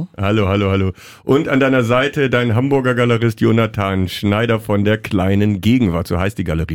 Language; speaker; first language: German; native; German